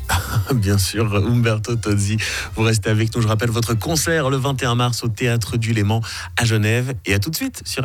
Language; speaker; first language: French; native; French